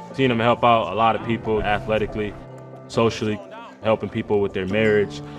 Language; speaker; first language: English; native; English